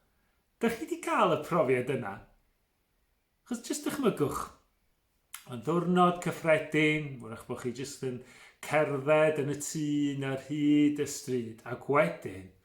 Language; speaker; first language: Welsh; native; Welsh